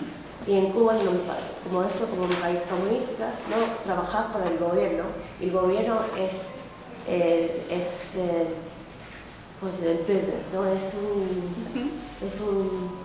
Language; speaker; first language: Spanish; non-native, fluent; English